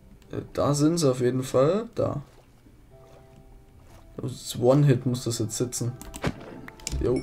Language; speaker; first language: German; native; German